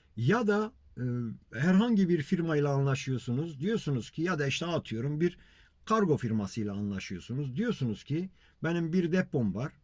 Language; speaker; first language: Turkish; non-native, local second language; Kurdish